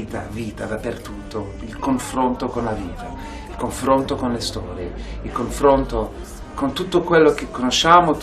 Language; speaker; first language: Italian; non-native, fluent; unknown